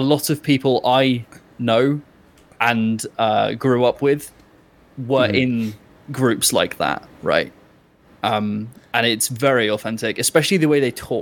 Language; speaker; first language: English; native; English